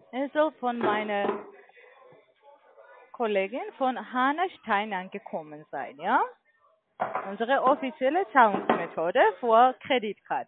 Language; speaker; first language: German; non-native, learner; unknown